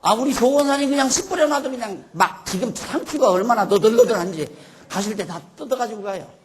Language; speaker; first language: Korean; native; Korean